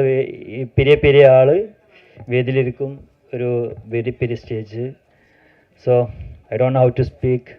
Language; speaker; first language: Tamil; non-native, learner; Malayalam